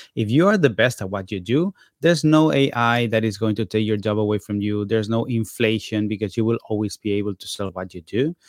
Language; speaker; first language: English; non-native, fluent; Spanish